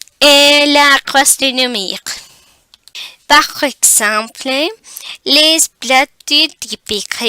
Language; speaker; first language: French; non-native, learner; Spanish